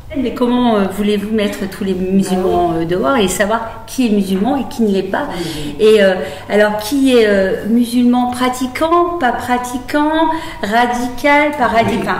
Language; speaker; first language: French; early bilingual, other home language; Arabic